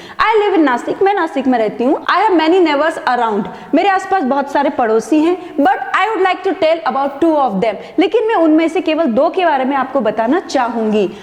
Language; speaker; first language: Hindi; non-native, local second language; Marathi